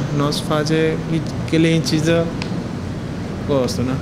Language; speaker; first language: Portuguese; non-native, learner; Hindi